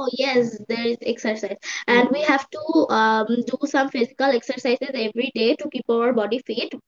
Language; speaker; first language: English; non-native, fluent; Bangla